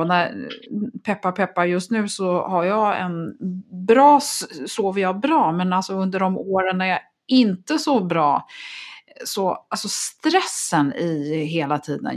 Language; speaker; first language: Swedish; native; Swedish